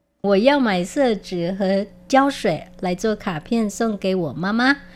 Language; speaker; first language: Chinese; non-native, fluent; Vietnamese